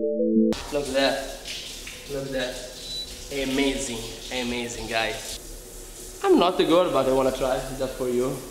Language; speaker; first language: English; non-native, learner; Italian